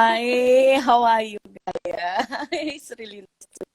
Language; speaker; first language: English; non-native, local second language; Indonesian